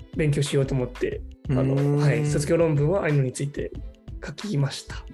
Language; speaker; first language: Japanese; non-native, fluent; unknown